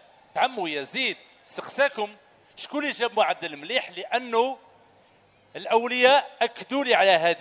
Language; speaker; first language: Arabic; native; Arabic